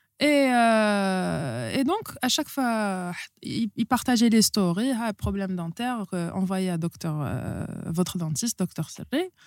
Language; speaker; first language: French; non-native, local second language; Arabic